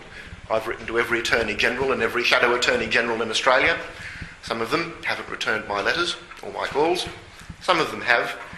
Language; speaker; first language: English; native; English